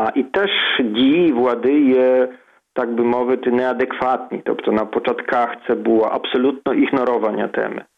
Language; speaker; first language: Ukrainian; early bilingual, heritage; Ukrainian